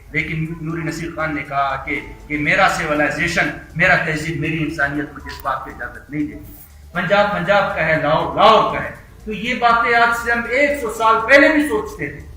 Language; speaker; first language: Urdu; non-native, local second language; Baluchi